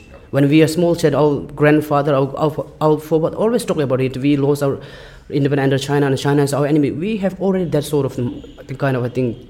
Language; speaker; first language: English; non-native, learner; Tibetan